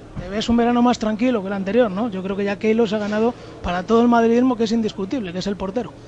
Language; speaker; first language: Spanish; native; Spanish